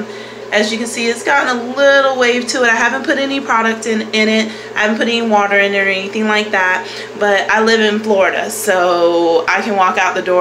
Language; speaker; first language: English; native; English